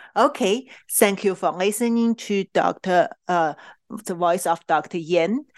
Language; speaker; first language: English; non-native, fluent; Chinese